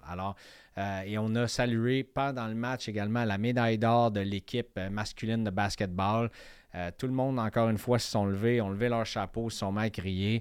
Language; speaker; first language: French; native; French